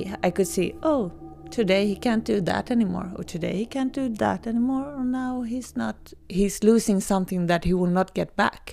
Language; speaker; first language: English; non-native, fluent; Swedish